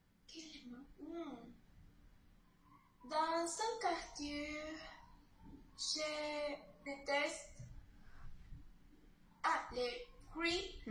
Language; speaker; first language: French; non-native, learner; Spanish